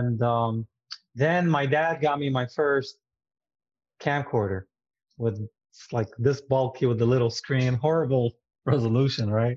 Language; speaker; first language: English; non-native, fluent; Arabic